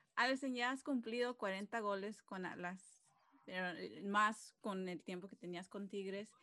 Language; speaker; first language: Spanish; early bilingual, other home language; English